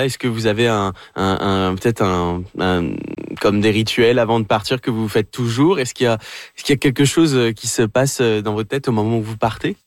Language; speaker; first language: French; native; French